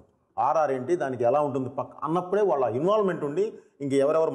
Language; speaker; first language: Telugu; native; Telugu